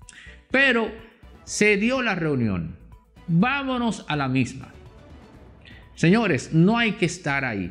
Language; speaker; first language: Spanish; native; Spanish